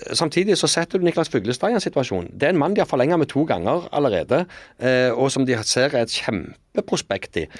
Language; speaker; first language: Norwegian; native; Norwegian